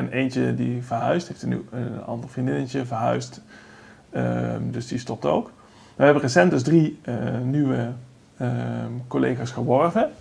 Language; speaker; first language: Dutch; native; Dutch